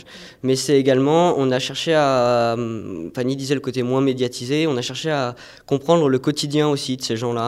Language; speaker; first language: French; native; French